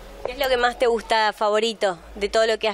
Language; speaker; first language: Spanish; native; Spanish